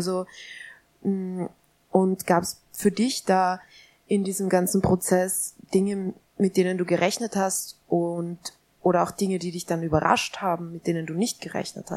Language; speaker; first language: German; native; German